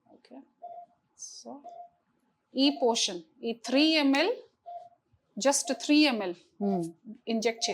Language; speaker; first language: Telugu; non-native, learner; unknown